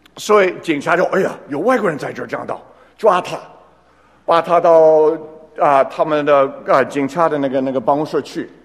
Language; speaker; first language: Chinese; non-native, fluent; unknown